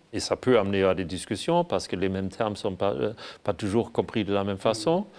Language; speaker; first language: French; non-native, fluent; German